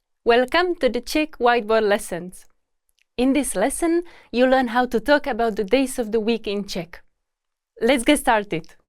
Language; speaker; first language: English; non-native, fluent; Czech